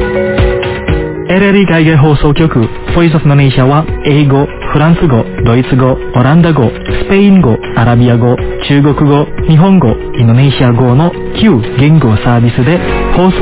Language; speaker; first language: Japanese; non-native, fluent; Indonesian